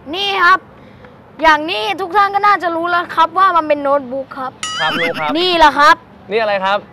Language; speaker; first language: Thai; native; Thai